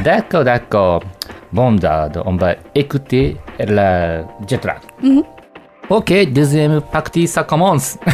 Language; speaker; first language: French; non-native, learner; Japanese